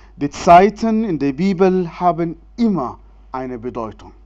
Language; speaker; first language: German; non-native, fluent; Arabic